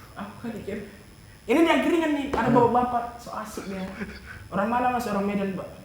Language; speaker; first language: Indonesian; native; Indonesian